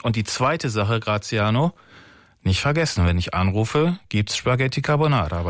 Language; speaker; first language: German; native; German